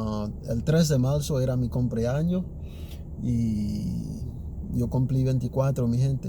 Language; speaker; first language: Spanish; early bilingual, other home language; Haitian Creole